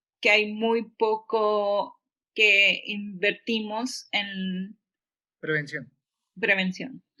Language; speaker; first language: Spanish; early bilingual, heritage; Spanish